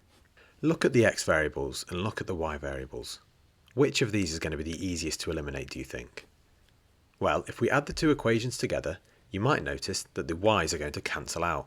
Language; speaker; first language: English; native; English